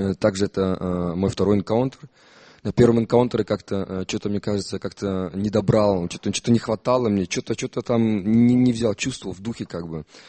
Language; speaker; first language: Russian; early bilingual, heritage; Russian